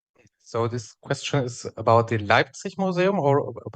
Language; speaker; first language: English; non-native, fluent; German